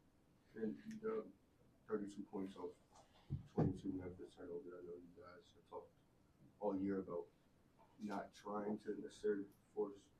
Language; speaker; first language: English; native; English